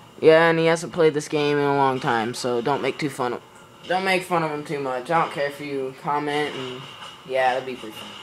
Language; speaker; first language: English; native; English